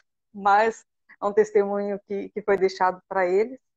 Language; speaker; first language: Portuguese; native; Portuguese